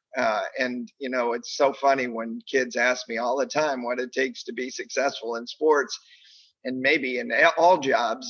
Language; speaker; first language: English; native; English